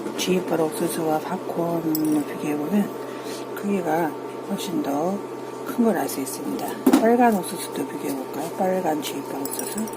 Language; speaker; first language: Korean; native; Korean